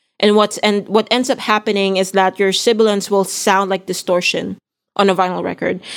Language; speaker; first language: English; non-native, local second language; Filipino